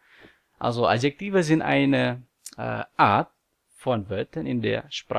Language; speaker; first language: German; non-native, learner; Indonesian